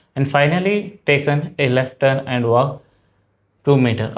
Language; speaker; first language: English; non-native, local second language; Kannada